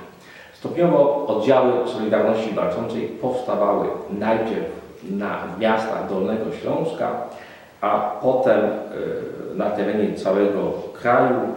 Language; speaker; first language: Polish; native; Polish